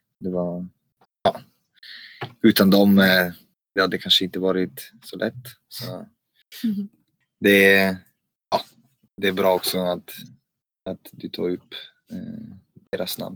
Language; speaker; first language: Swedish; non-native, fluent; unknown